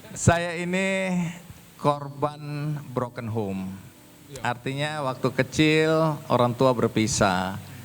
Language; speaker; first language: Indonesian; native; Indonesian